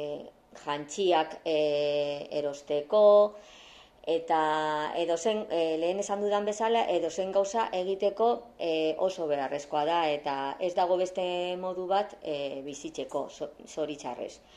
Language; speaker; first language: Basque; non-native, local second language; Spanish